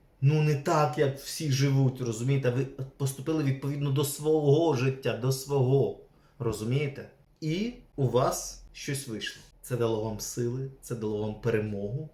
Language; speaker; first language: Ukrainian; non-native, local second language; Russian